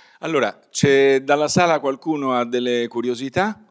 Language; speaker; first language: Italian; native; Italian